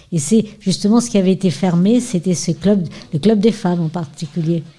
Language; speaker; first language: French; native; French